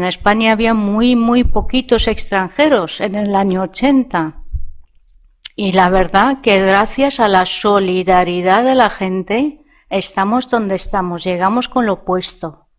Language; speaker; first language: Spanish; non-native, fluent; Persian